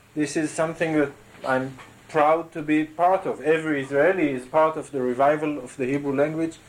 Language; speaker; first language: English; non-native, fluent; Hebrew